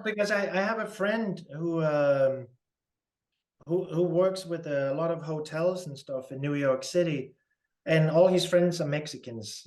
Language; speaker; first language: English; non-native, fluent; Danish